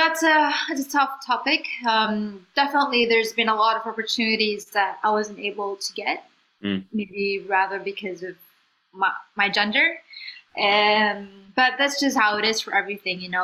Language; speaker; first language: English; non-native, local second language; Filipino